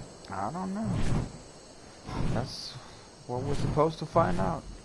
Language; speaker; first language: English; non-native, fluent; Danish